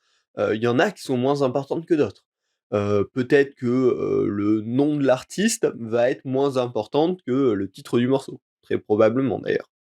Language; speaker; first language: French; native; French